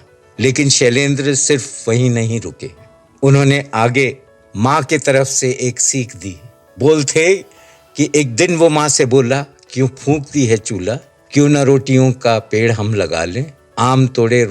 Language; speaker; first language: Hindi; native; Hindi